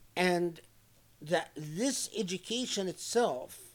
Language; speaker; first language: English; non-native, fluent; Arabic